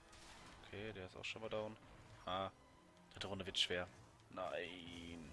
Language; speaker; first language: German; native; German